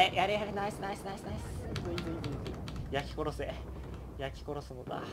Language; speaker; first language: Japanese; native; Japanese